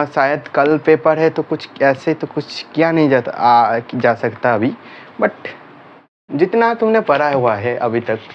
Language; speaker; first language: Hindi; non-native, local second language; Bangla